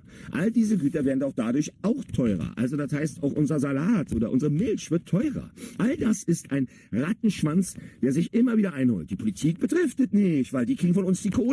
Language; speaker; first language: German; native; German